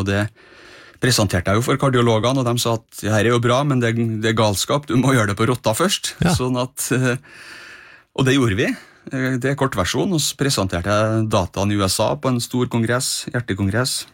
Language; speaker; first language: Norwegian; native; Norwegian